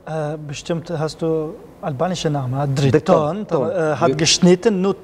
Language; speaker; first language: German; non-native, learner; Albanian